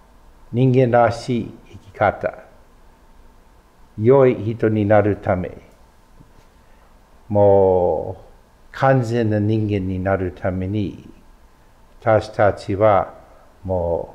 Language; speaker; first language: Japanese; non-native, fluent; English